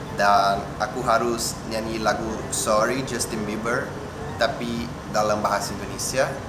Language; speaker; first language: Indonesian; non-native, fluent; Portuguese